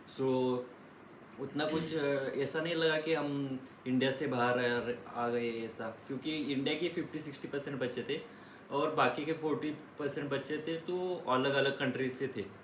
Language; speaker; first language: Hindi; non-native, local second language; Marathi